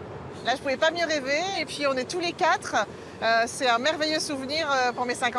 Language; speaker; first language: French; native; French